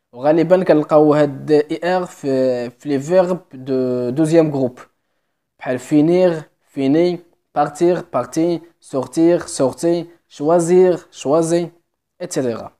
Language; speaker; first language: French; non-native, local second language; Arabic